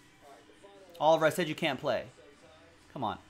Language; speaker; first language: English; native; English